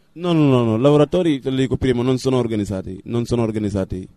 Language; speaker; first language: Italian; non-native, fluent; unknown